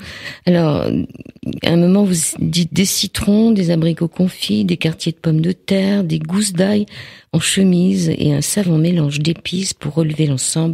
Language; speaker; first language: French; native; French